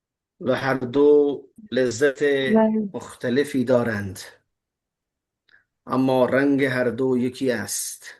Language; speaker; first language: Persian; non-native, fluent; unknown